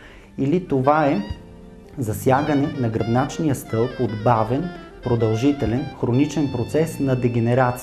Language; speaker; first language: Bulgarian; native; Bulgarian